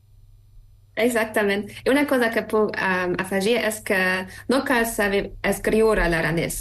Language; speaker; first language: Catalan; non-native, fluent; German